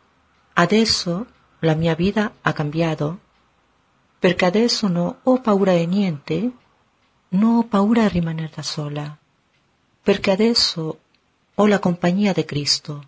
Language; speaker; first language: Italian; non-native, learner; Spanish